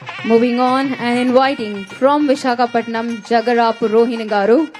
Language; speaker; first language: English; non-native, local second language; Telugu